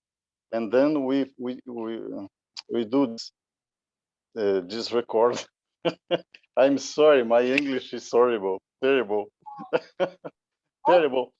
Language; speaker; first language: English; non-native, learner; Portuguese